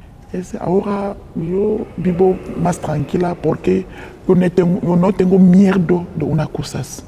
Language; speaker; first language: Spanish; non-native, learner; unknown